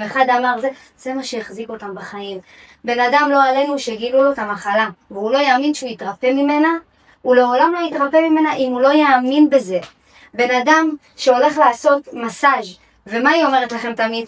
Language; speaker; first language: Hebrew; native; Hebrew